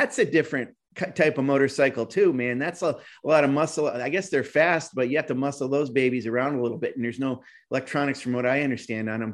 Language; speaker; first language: English; native; English